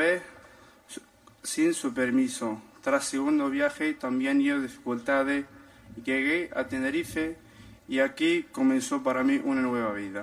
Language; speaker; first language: Spanish; non-native, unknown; Arabic